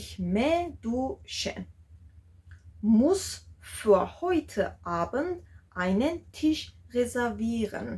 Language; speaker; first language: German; non-native, fluent; Georgian